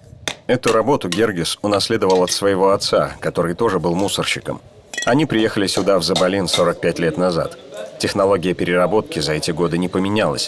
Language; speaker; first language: Russian; native; Russian